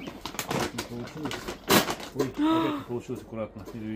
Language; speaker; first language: Russian; native; Russian